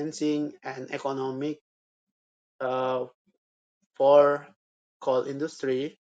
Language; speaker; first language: English; non-native, learner; Indonesian